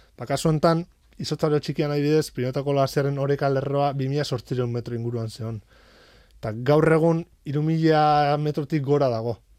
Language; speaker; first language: Basque; native; Basque